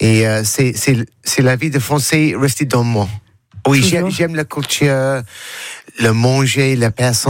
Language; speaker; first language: French; non-native, learner; English